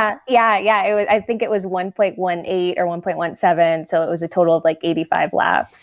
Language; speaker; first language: English; native; English